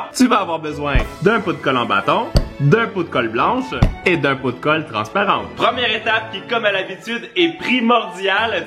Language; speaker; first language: French; native; French